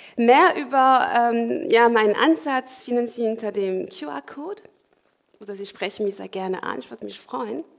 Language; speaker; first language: German; non-native, fluent; French